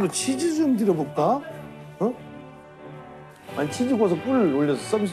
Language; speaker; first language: Korean; native; Korean